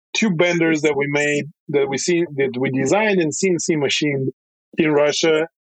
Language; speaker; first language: English; non-native, fluent; Russian